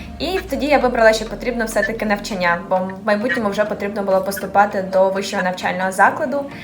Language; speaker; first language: Ukrainian; native; Ukrainian